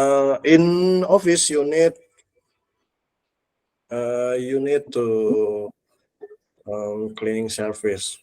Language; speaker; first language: English; non-native, learner; Indonesian